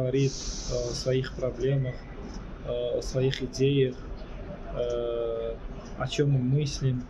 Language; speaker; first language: Russian; non-native, fluent; Turkmen